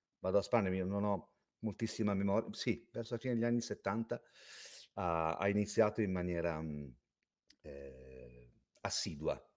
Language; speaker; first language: Italian; native; Italian